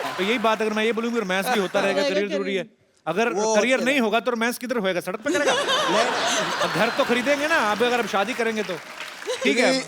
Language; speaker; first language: Hindi; non-native, local second language; Punjabi